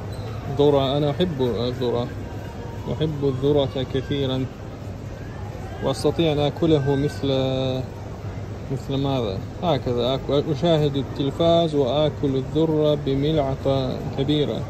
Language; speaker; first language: Arabic; non-native, fluent; Russian